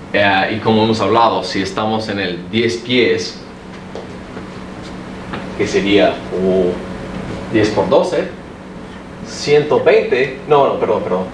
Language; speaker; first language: Spanish; early bilingual, heritage; Spanish